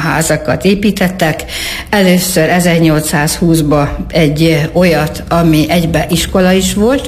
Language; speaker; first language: Hungarian; native; Hungarian